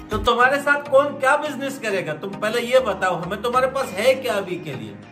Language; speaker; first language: Hindi; native; Hindi